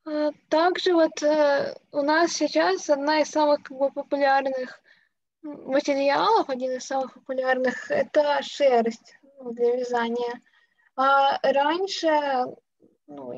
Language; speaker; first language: Russian; native; Russian